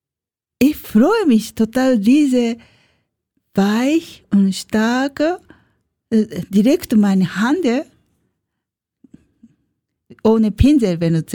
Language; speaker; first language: German; non-native, learner; Japanese